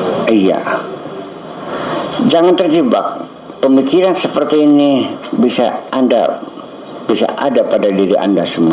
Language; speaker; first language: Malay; non-native, local second language; Javanese